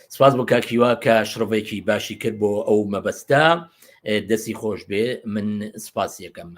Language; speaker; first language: Central Kurdish; native; Central Kurdish